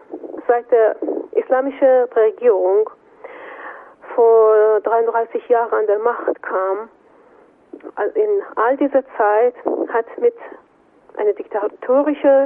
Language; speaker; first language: German; non-native, fluent; Persian